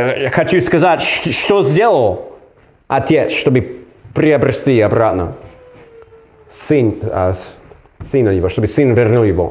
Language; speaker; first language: Russian; non-native, learner; English